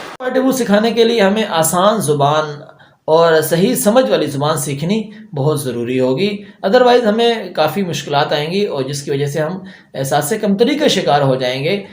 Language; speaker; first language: Urdu; native; Urdu